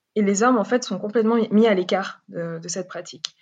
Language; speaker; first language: French; native; French